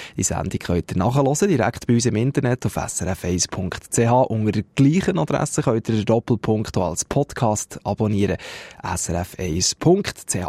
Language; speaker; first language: German; native; German